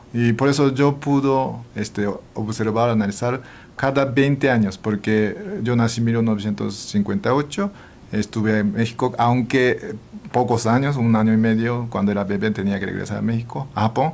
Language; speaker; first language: Spanish; non-native, fluent; Japanese